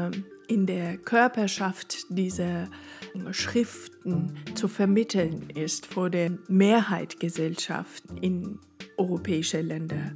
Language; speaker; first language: German; non-native, fluent; Persian